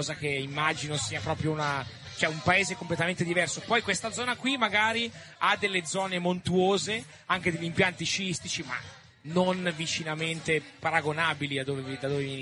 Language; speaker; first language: Italian; native; Italian